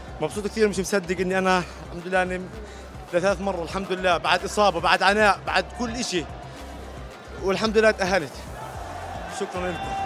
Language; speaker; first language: Arabic; native; Arabic